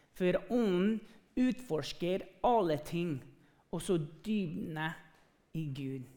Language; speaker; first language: Norwegian; non-native, fluent; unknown